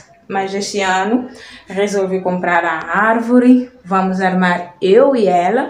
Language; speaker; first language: Portuguese; non-native, local second language; Kabuverdianu